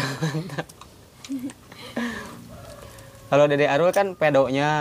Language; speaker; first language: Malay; non-native, local second language; Sundanese